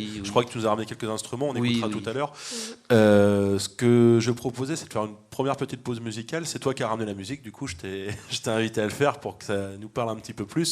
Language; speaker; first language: French; native; French